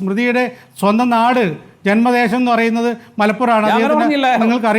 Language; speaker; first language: Malayalam; native; Malayalam